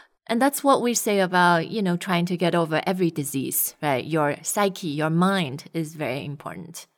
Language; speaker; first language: English; non-native, fluent; Chinese